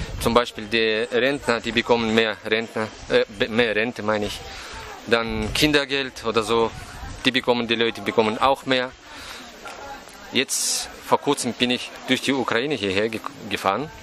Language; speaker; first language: German; non-native, fluent; Russian